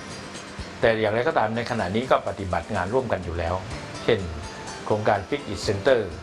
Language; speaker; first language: Thai; native; Thai